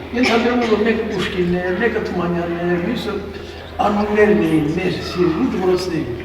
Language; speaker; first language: Armenian; native; Armenian